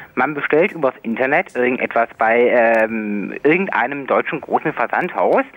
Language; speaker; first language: German; non-native, fluent; Spanish